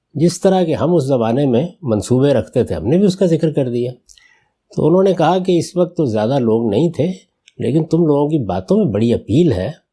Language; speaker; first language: Urdu; non-native, local second language; Punjabi